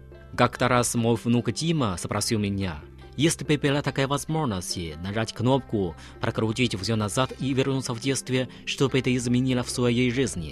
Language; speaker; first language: Russian; non-native, fluent; Chinese